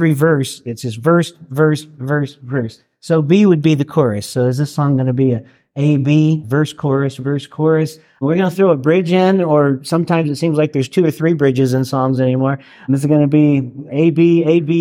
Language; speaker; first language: English; native; English